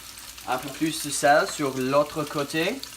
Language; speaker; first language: French; non-native, learner; English